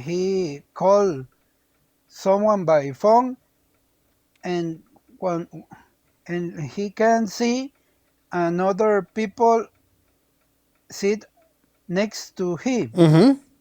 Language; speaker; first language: English; non-native, learner; Spanish